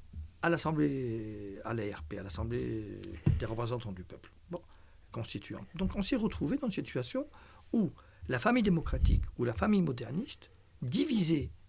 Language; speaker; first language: French; non-native, local second language; Arabic